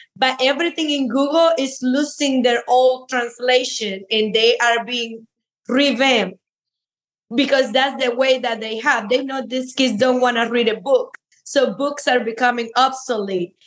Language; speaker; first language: English; non-native, fluent; Spanish